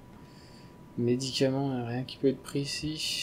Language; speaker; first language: French; native; French